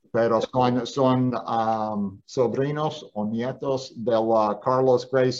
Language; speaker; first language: Spanish; non-native, fluent; English